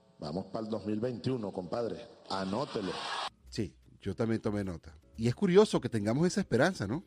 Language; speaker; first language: Spanish; native; Spanish